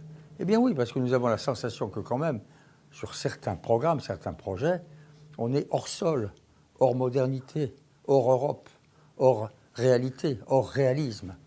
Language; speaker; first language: French; native; French